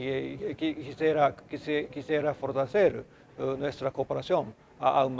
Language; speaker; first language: Spanish; non-native, learner; Japanese